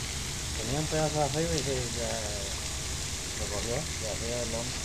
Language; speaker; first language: Spanish; native; Spanish